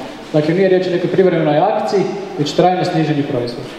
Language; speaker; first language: Croatian; native; Croatian